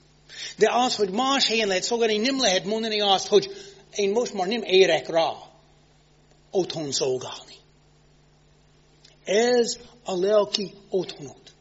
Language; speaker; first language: Hungarian; non-native, fluent; English